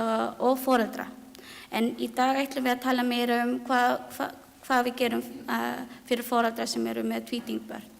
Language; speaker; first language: Icelandic; non-native, learner; Filipino